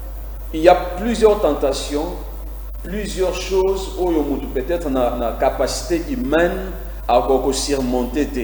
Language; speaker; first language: French; non-native, local second language; Lingala